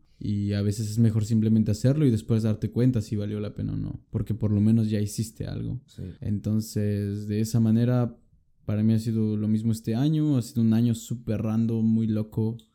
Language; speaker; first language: Spanish; native; Spanish